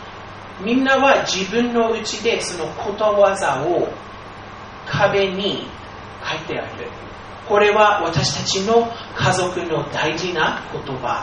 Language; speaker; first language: Japanese; non-native, fluent; English